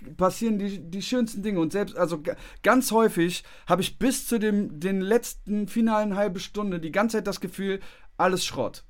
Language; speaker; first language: German; native; German